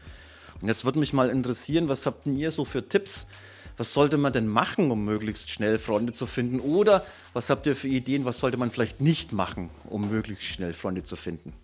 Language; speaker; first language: German; native; German